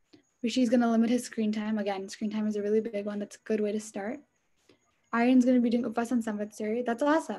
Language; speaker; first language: English; early bilingual, other home language; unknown